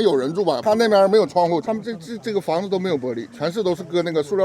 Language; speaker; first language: Chinese; native; Chinese